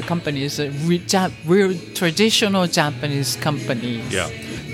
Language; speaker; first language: English; non-native, fluent; Japanese